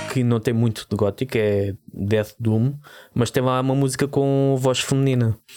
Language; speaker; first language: Portuguese; native; Portuguese